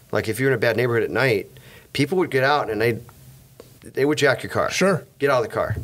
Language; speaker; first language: English; native; English